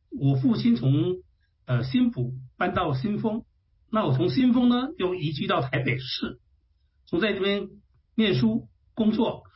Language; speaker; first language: Chinese; non-native, local second language; Hakka Chinese